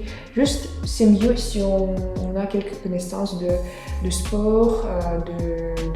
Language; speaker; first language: French; non-native, fluent; Russian